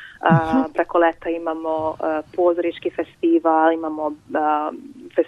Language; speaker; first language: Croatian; non-native, local second language; Hungarian